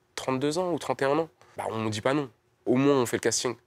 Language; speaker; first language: French; native; French